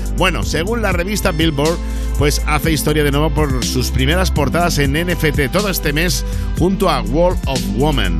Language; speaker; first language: Spanish; native; Spanish